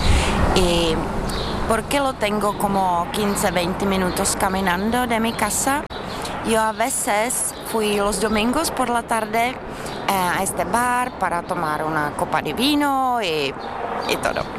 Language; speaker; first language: Spanish; non-native, fluent; Czech